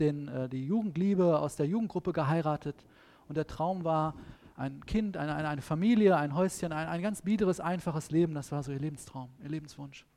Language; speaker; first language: German; native; German